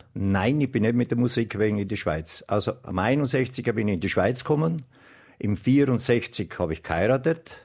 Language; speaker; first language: German; native; German